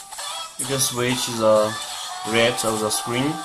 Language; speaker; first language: English; non-native, learner; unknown